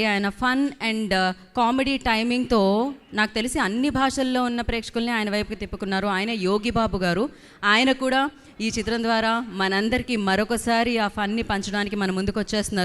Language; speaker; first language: Telugu; native; Telugu